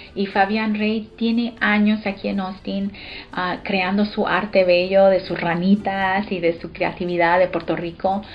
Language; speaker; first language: Spanish; early bilingual, heritage; Spanish